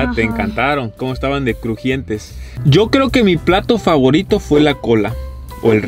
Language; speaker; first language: Spanish; native; Spanish